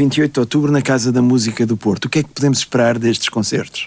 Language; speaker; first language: Portuguese; native; Portuguese